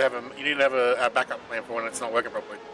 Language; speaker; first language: English; native; English